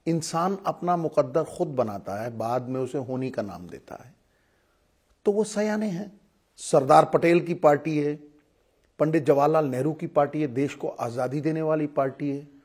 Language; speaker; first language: Hindi; non-native, local second language; Punjabi